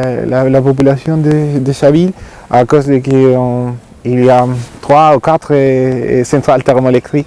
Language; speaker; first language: French; non-native, learner; Spanish